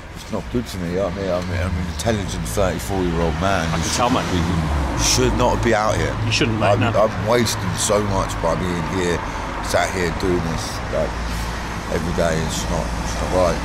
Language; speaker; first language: English; native; English